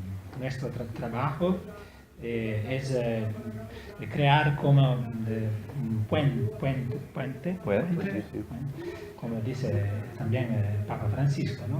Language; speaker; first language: Spanish; non-native, fluent; Italian